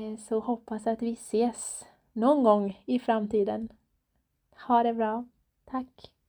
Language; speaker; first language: Swedish; non-native, fluent; Persian